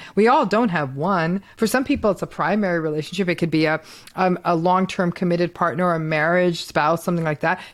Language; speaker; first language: English; early bilingual, other home language; Hindi